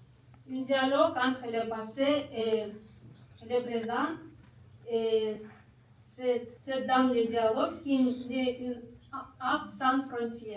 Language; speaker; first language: French; non-native, learner; Kazakh